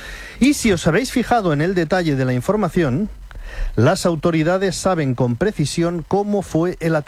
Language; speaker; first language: Spanish; native; Spanish